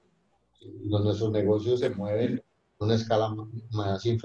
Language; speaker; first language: Spanish; native; Spanish